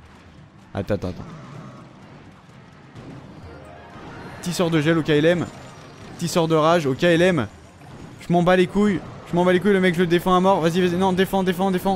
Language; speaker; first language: French; native; French